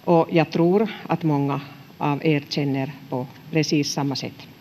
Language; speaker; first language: Swedish; non-native, local second language; Finnish